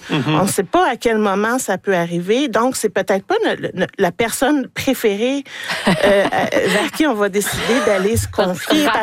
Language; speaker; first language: French; native; French